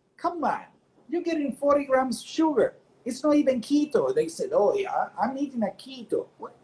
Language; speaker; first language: English; non-native, fluent; Italian